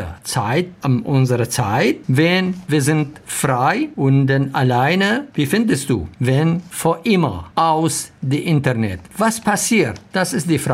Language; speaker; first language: German; non-native, learner; Arabic